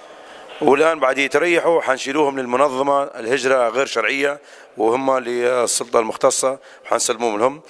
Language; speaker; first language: Arabic; native; Arabic